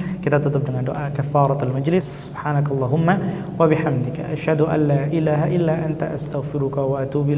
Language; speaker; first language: Indonesian; native; Indonesian